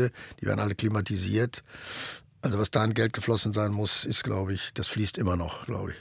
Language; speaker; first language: German; native; German